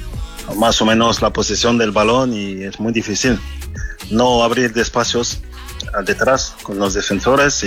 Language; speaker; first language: Spanish; non-native, fluent; French